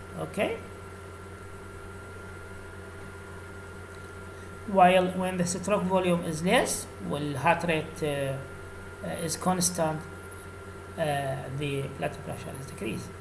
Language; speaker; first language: English; non-native, fluent; Arabic